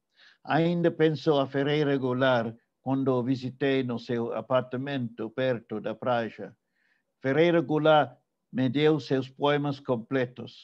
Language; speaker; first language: Portuguese; non-native, fluent; English